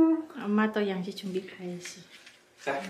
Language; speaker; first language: Korean; non-native, learner; Vietnamese